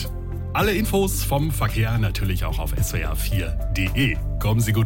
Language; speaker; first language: German; native; German